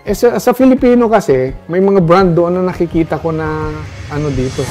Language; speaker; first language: Filipino; non-native, local second language; Iloko